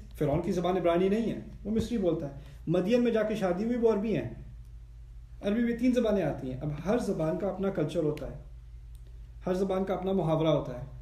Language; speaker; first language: Urdu; early bilingual, heritage; Urdu